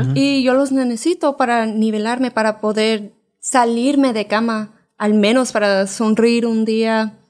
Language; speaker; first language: Spanish; early bilingual, heritage; Spanish